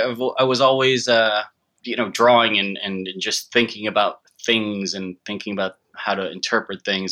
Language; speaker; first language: English; early bilingual, other home language; Japanese